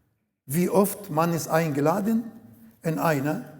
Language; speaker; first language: German; non-native, learner; Arabic